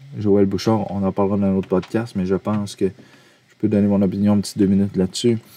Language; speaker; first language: French; native; French